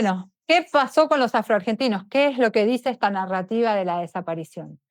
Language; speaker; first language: Spanish; native; Spanish